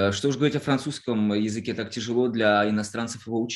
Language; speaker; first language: Russian; native; Russian